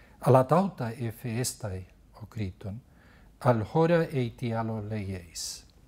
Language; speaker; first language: Greek; non-native, fluent; Spanish